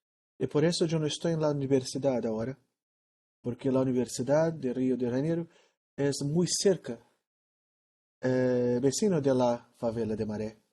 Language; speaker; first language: Spanish; non-native, learner; Portuguese